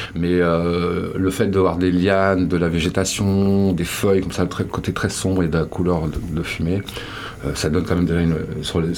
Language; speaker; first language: French; native; French